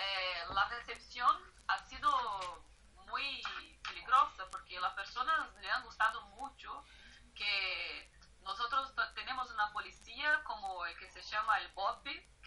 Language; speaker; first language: Spanish; non-native, fluent; Portuguese